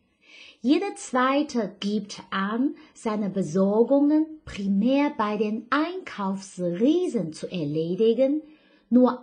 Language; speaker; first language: German; non-native, fluent; Chinese